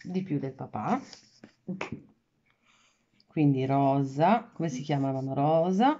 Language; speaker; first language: Italian; native; Italian